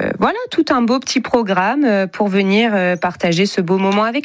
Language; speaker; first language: French; native; French